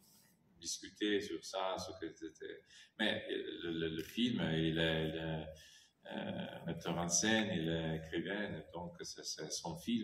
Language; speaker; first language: French; non-native, fluent; Italian